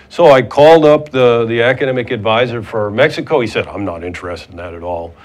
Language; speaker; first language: English; native; English